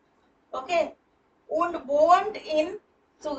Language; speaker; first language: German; non-native, fluent; Hindi